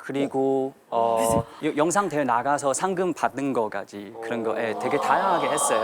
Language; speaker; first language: Korean; non-native, fluent; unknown